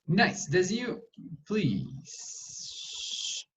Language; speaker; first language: English; non-native, fluent; Portuguese